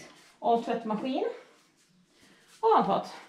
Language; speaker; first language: Swedish; native; Swedish